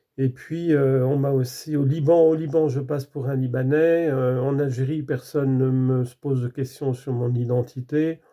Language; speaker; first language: French; native; French